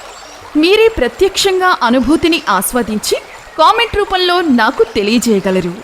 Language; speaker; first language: Telugu; native; Telugu